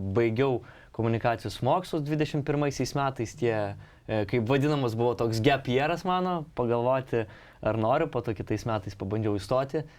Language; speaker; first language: Lithuanian; non-native, local second language; Polish